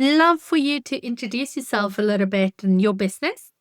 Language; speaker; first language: English; native; English